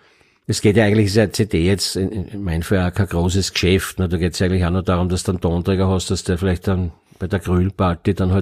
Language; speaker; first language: German; native; German